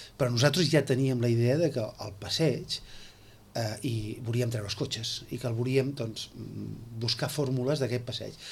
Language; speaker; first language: Catalan; native; Catalan